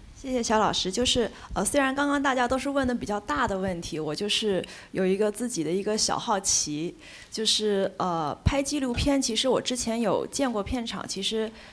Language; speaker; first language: Chinese; non-native, local second language; Cantonese